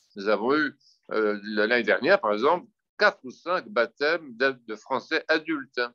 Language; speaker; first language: French; native; French